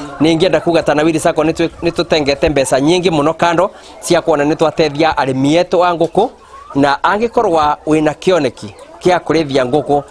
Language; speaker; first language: Kikuyu; non-native, local second language; Embu